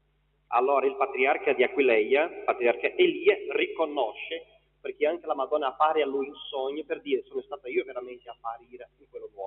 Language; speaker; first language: Italian; non-native, fluent; Portuguese